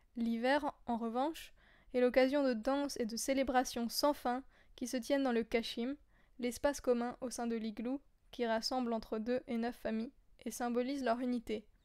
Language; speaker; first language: French; native; French